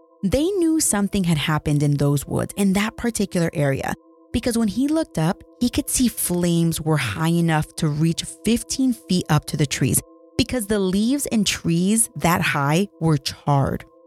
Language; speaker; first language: English; early bilingual, other home language; Spanish